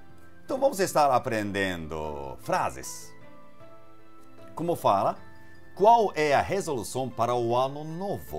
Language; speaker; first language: Portuguese; non-native, fluent; Japanese